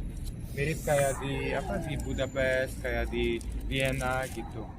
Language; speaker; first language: Indonesian; non-native, fluent; Serbian